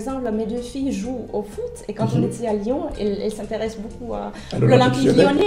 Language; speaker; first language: French; non-native, fluent; Finnish